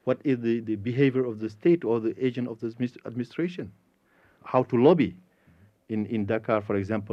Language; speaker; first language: English; non-native, fluent; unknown